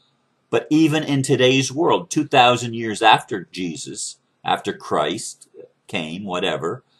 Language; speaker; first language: English; native; English